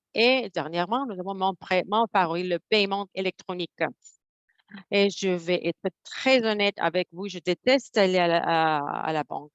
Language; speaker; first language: French; non-native, fluent; Spanish